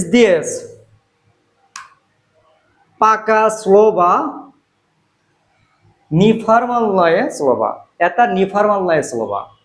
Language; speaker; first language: Russian; non-native, learner; Bangla